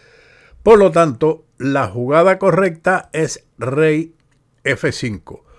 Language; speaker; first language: Spanish; native; Spanish